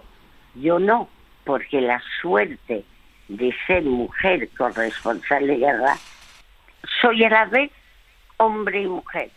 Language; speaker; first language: Spanish; early bilingual, other home language; French